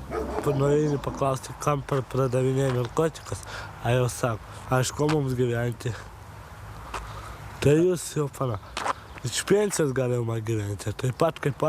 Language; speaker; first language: Lithuanian; non-native, local second language; Romany